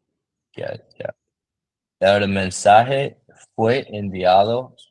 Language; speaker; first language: Spanish; non-native, learner; English